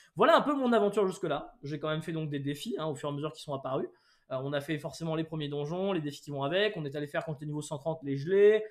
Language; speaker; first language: French; native; French